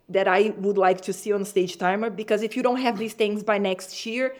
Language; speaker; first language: English; non-native, fluent; Portuguese